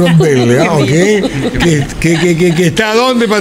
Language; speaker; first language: Spanish; native; Spanish